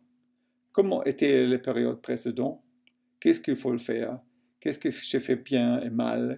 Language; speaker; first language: French; non-native, local second language; German